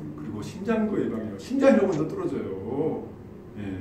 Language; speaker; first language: Korean; native; Korean